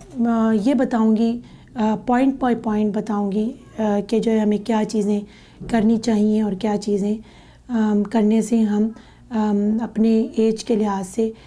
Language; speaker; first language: Urdu; native; Urdu